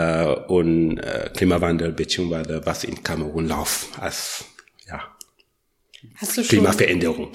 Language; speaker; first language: German; non-native, learner; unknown